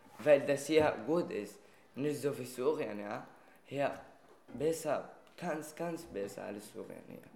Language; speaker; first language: German; non-native, learner; Arabic